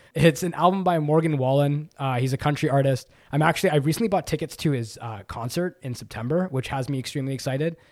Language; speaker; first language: English; native; English